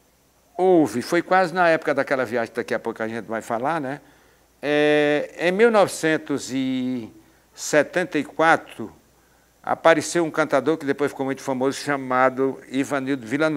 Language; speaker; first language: Portuguese; native; Portuguese